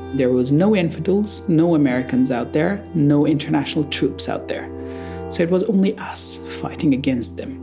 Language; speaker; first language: English; non-native, fluent; Persian